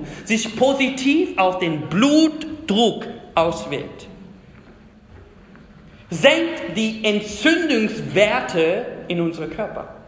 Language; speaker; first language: German; non-native, fluent; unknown